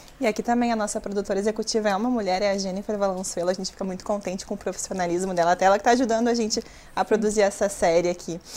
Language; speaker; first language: Portuguese; native; Portuguese